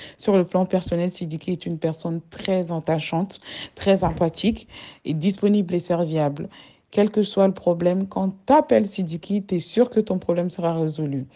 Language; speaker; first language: French; non-native, local second language; Bambara